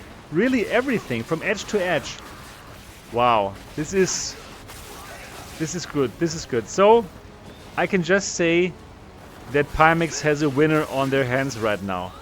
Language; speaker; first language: English; non-native, fluent; German